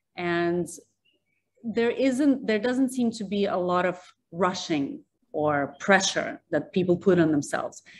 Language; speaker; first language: English; early bilingual, other home language; Russian